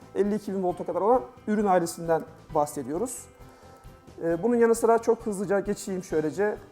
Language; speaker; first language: Turkish; native; Turkish